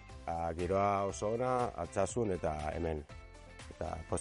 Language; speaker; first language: Basque; non-native, learner; Spanish